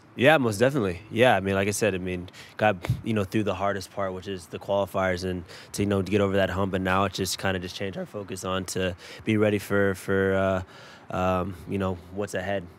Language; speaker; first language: English; native; English